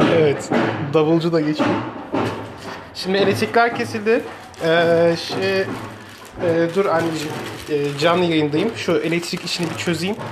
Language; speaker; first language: Turkish; native; Turkish